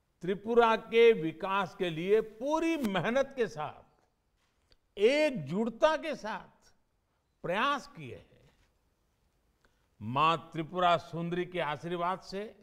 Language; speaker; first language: Hindi; native; Hindi